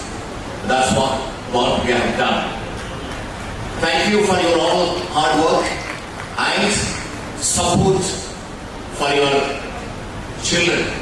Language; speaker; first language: English; non-native, local second language; Telugu